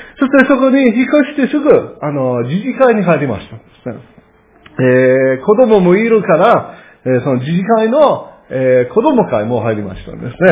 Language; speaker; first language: Japanese; non-native, fluent; English